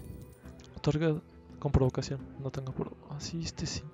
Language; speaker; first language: Spanish; native; Spanish